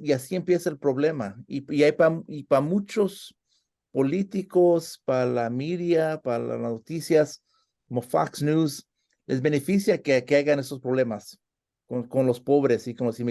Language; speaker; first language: Spanish; early bilingual, heritage; Spanish